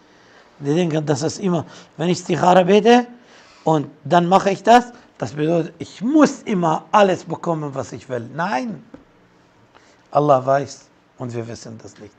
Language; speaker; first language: German; non-native, fluent; Arabic